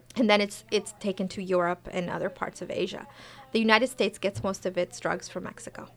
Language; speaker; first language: English; early bilingual, other home language; Persian